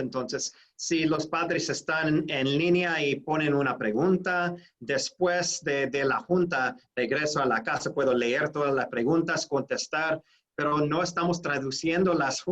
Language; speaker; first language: Spanish; non-native, fluent; English